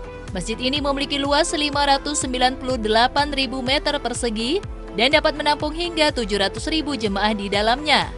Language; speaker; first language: Indonesian; native; Indonesian